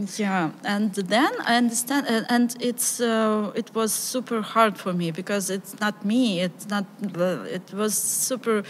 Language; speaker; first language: English; non-native, learner; Ukrainian